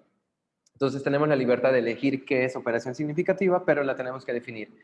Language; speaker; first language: Spanish; native; Spanish